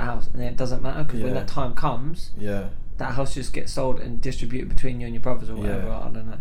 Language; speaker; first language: English; native; English